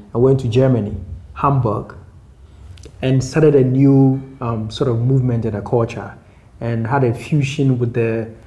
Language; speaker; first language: English; non-native, local second language; Akan